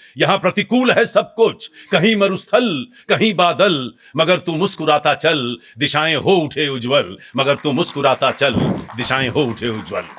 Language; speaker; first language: Hindi; native; Hindi